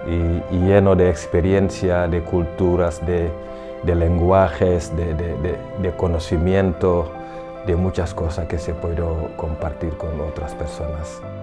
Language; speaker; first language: Spanish; non-native, fluent; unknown